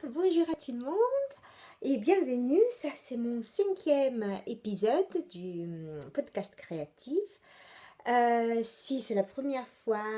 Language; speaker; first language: French; non-native, fluent; Italian